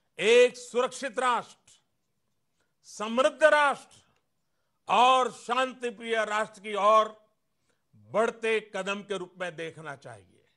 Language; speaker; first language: Hindi; non-native, local second language; Gujarati